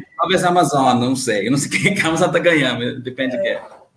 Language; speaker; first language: Portuguese; non-native, learner; English